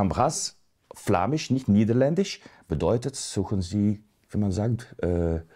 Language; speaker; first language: German; non-native, learner; Dutch